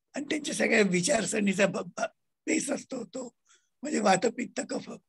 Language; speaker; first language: Marathi; native; Marathi